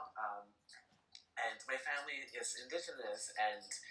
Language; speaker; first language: English; early bilingual, other home language; Spanish